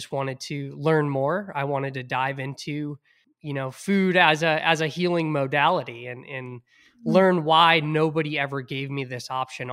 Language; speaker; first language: English; native; English